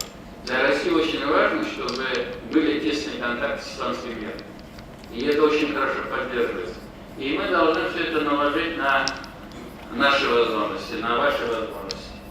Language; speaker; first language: Russian; non-native, local second language; Tatar